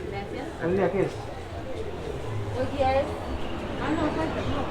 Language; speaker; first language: Spanish; native; Spanish